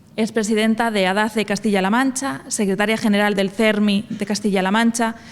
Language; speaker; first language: Spanish; native; Spanish